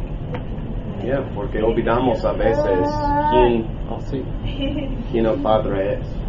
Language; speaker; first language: Spanish; non-native, learner; English